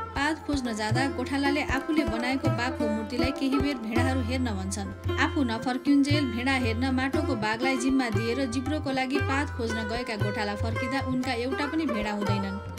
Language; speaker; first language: Nepali; native; Nepali